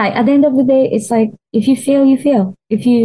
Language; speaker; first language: English; non-native, local second language; Filipino